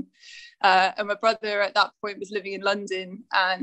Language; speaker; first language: English; native; English